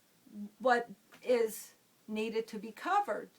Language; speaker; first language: English; native; English